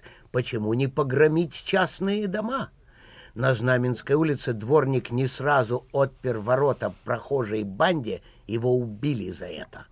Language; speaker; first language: Russian; native; Russian